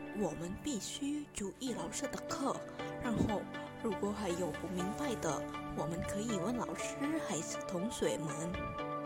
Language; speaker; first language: Chinese; non-native, learner; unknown